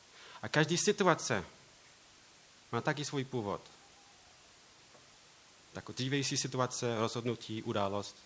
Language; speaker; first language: Czech; non-native, learner; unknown